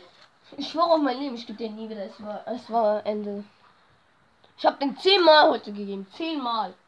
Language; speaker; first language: German; native; German